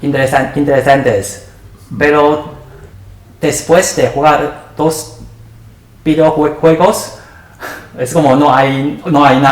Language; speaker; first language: Spanish; non-native, learner; Chinese